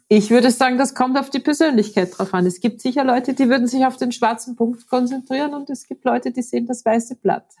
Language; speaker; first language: German; native; German